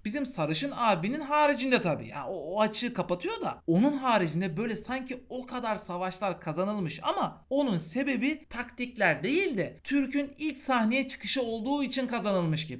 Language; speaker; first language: Turkish; native; Turkish